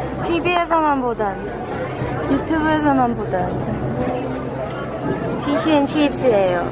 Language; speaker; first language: Korean; native; Korean